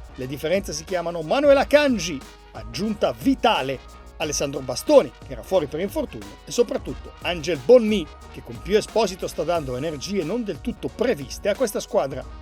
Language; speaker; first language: Italian; native; Italian